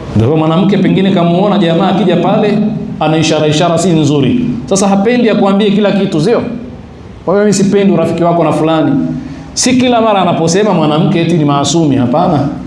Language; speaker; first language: Swahili; native; Swahili